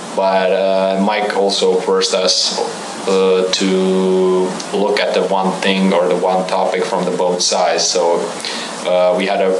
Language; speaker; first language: English; non-native, fluent; Croatian